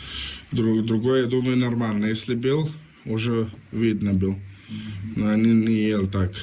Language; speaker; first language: Russian; non-native, learner; Urdu